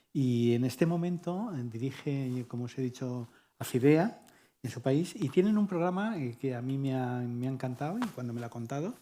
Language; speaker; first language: Spanish; native; Spanish